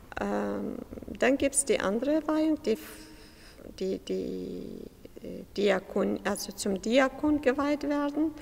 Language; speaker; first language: German; non-native, fluent; Syriac